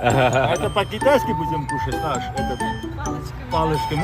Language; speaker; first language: Russian; non-native, learner; Armenian